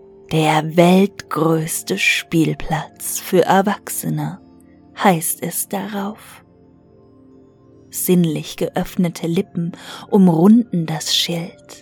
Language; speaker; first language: German; native; German